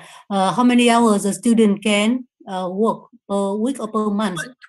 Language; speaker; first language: English; non-native, learner; Vietnamese